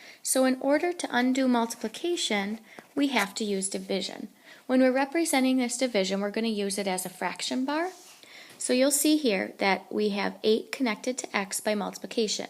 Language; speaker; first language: English; native; English